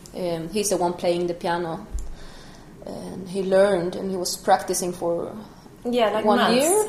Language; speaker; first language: English; non-native, fluent; Spanish